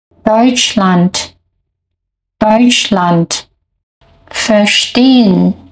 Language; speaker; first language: German; non-native, fluent; Chinese